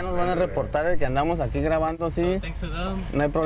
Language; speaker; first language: Spanish; native; Spanish